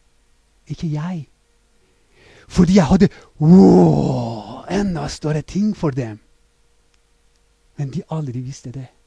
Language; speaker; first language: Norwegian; non-native, fluent; Persian